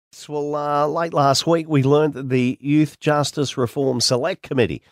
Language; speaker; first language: English; native; English